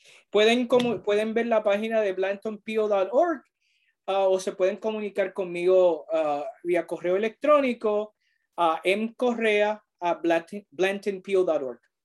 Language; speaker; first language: Spanish; early bilingual, heritage; Spanish